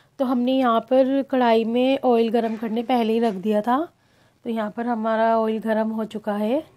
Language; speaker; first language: Hindi; native; Hindi